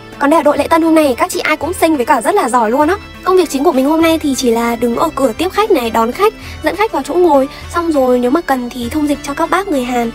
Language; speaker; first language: Vietnamese; early bilingual, heritage; Vietnamese